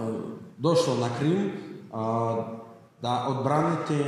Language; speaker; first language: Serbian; non-native, learner; Russian